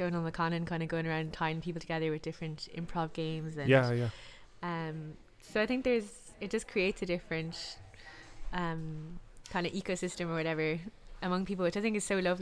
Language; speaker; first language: English; native; English